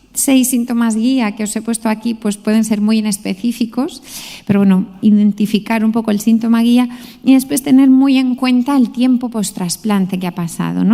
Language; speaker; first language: Spanish; native; Spanish